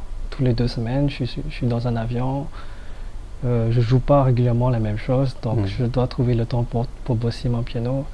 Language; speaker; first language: French; non-native, fluent; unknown